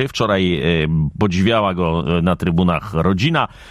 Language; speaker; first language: Polish; native; Polish